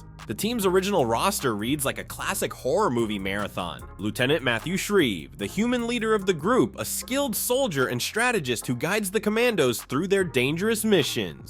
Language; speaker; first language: English; native; English